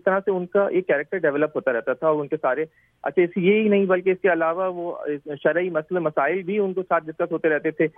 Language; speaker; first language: Urdu; native; Urdu